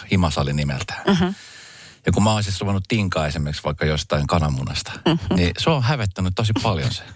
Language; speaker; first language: Finnish; early bilingual, other home language; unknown